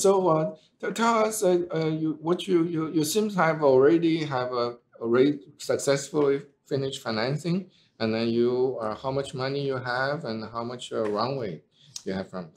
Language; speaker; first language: English; non-native, fluent; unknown